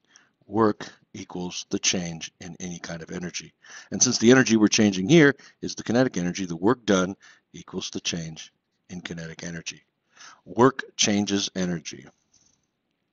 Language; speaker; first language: English; native; English